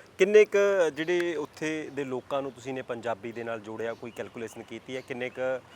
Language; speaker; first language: Punjabi; native; Punjabi